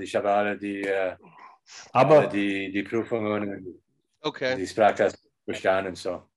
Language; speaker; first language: German; non-native, learner; English